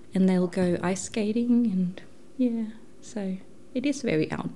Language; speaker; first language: English; non-native, fluent; Danish